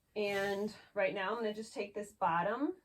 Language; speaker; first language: English; native; English